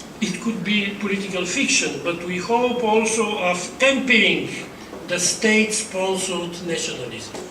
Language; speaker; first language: English; non-native, fluent; Bulgarian